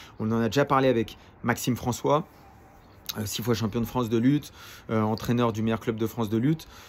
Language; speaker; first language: French; native; French